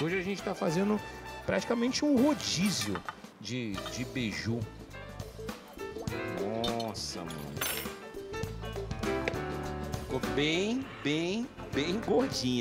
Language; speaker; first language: Portuguese; native; Portuguese